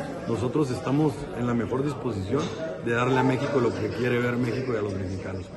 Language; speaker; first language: Spanish; native; Spanish